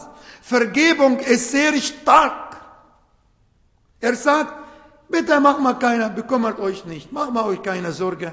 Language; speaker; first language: German; non-native, fluent; Arabic